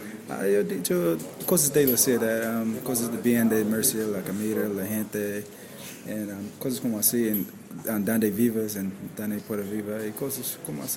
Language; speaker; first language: Spanish; non-native, learner; English